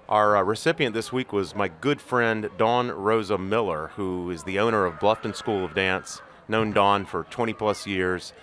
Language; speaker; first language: English; native; English